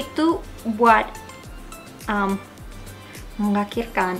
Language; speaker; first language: Indonesian; non-native, learner; English